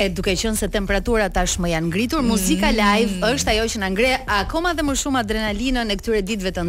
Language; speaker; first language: Albanian; native; Albanian